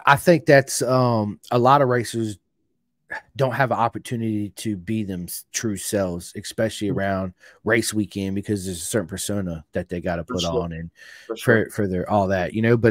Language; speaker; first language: English; native; English